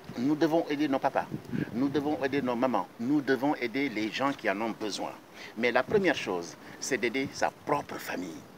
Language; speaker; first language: French; non-native, local second language; Wolof